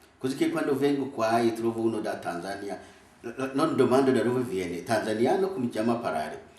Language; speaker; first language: Italian; non-native, fluent; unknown